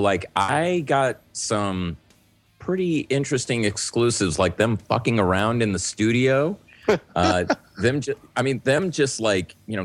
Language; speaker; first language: English; native; English